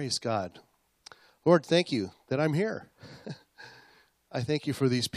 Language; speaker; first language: English; native; English